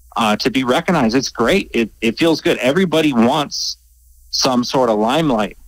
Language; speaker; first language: English; native; English